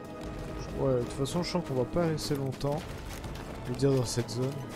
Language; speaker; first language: French; native; French